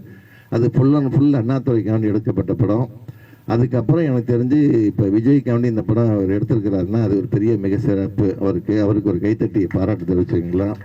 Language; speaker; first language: Tamil; native; Tamil